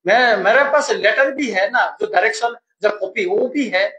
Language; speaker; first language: Hindi; non-native, local second language; Bangla